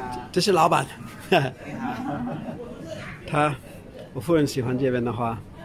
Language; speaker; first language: Chinese; non-native, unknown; English